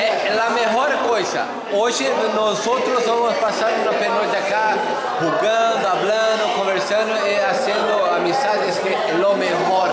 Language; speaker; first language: Portuguese; non-native, learner; Spanish